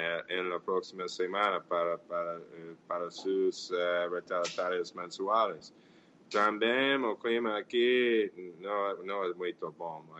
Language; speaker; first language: Portuguese; non-native, fluent; English